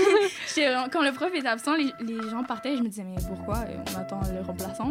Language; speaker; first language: French; native; French